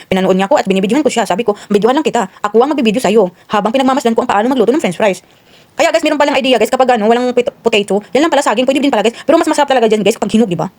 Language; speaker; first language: Filipino; non-native, local second language; Cebuano